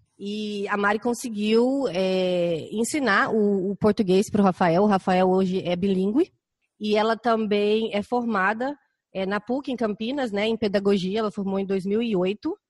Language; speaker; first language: Portuguese; native; Portuguese